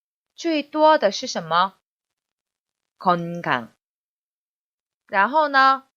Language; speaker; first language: Chinese; non-native, fluent; Korean